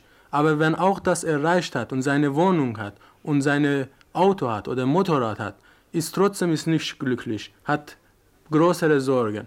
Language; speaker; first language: German; non-native, fluent; Persian